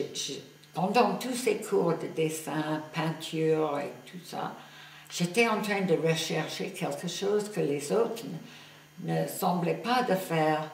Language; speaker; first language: French; non-native, fluent; English